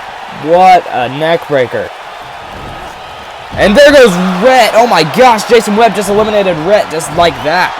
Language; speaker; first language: English; native; English